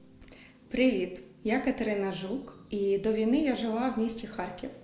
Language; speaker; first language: Ukrainian; native; Ukrainian